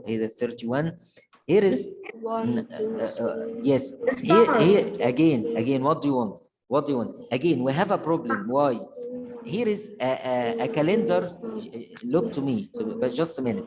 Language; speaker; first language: English; non-native, fluent; Arabic